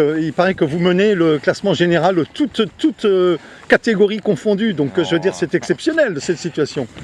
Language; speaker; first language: French; native; French